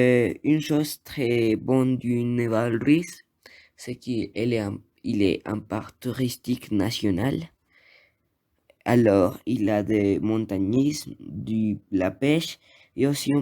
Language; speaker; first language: French; non-native, learner; Spanish